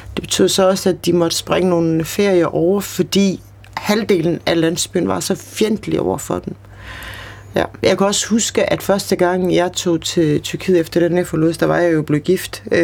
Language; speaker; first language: Danish; early bilingual, other home language; Kurdish